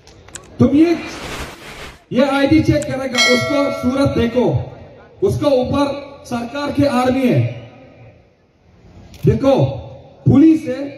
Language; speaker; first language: Hindi; non-native, learner; Arabic